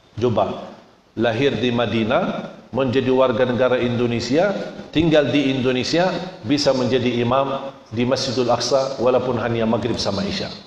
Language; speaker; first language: Indonesian; non-native, fluent; Arabic